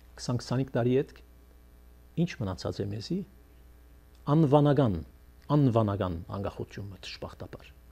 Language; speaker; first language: Armenian; early bilingual, heritage; Armenian